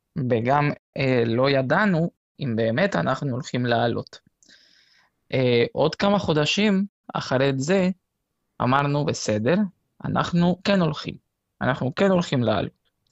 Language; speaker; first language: Hebrew; non-native, fluent; Spanish